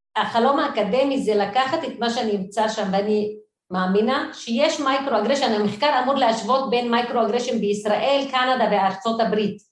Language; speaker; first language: Hebrew; non-native, local second language; Arabic